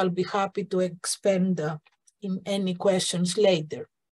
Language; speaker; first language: English; non-native, fluent; Greek